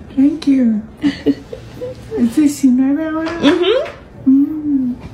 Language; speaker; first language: Spanish; non-native, fluent; German